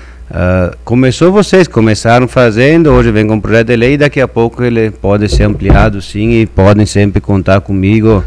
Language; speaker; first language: Portuguese; native; Portuguese